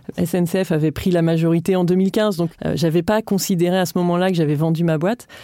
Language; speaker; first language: French; native; French